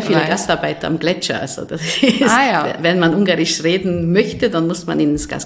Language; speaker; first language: German; non-native, fluent; Hungarian